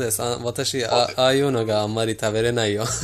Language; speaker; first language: Japanese; non-native, fluent; Persian